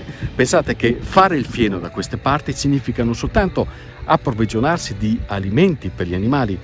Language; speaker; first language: Italian; native; Italian